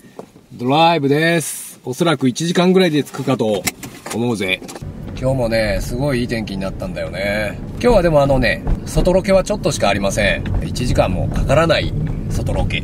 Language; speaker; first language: Japanese; native; Japanese